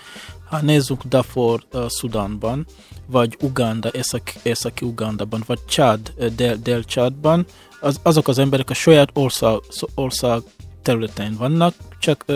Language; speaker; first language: Hungarian; non-native, fluent; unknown